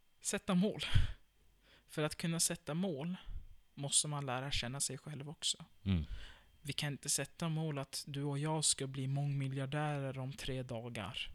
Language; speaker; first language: Swedish; early bilingual, other home language; Turkish